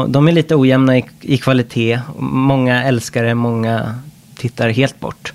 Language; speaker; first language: Swedish; non-native, fluent; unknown